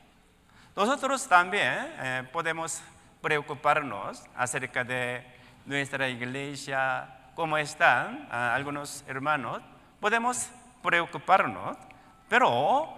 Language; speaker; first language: Spanish; non-native, learner; Korean